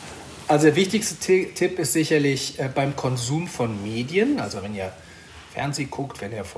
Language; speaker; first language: German; native; German